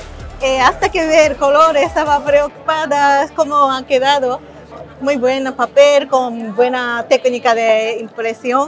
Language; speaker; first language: Spanish; non-native, learner; Japanese